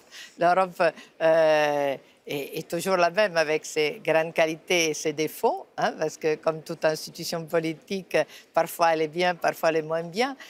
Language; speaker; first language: French; non-native, fluent; Italian